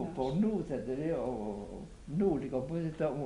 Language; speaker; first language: French; non-native, fluent; Vietnamese